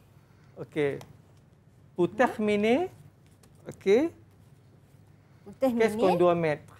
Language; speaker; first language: French; non-native, fluent; Malay